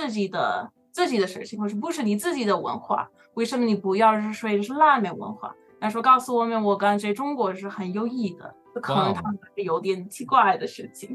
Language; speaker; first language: Chinese; non-native, learner; English